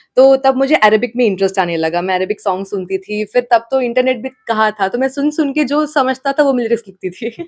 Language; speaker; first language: Hindi; non-native, local second language; Malayalam